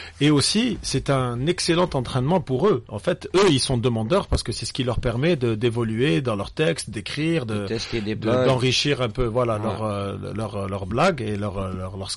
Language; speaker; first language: French; non-native, local second language; Arabic